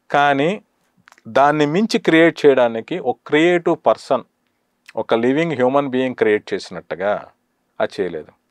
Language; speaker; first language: Telugu; native; Telugu